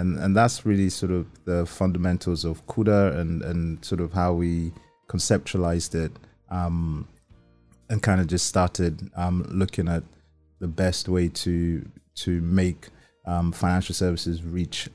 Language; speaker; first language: English; non-native, local second language; Yoruba